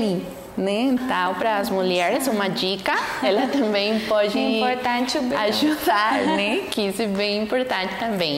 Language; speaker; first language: Portuguese; non-native, learner; Spanish